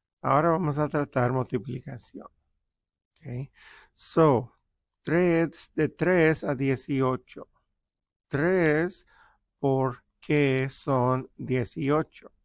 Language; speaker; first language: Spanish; early bilingual, heritage; Spanish